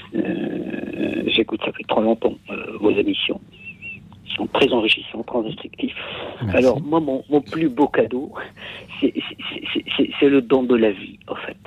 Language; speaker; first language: French; non-native, local second language; Kabyle